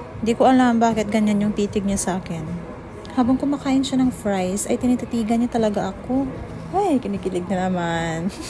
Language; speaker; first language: Filipino; non-native, local second language; Hiligaynon